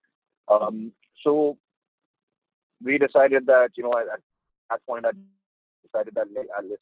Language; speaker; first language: English; non-native, local second language; Hindi